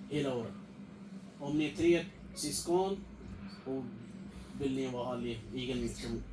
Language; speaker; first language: Swedish; non-native, fluent; Urdu